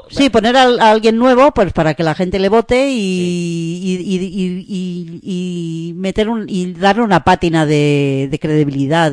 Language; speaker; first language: Spanish; native; Spanish